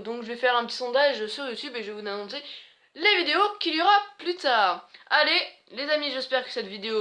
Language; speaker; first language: French; native; French